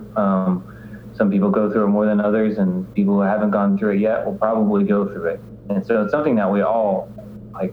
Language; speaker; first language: English; native; English